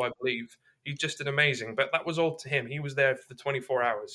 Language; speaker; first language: English; native; English